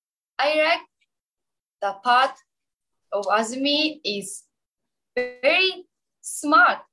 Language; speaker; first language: English; non-native, learner; Japanese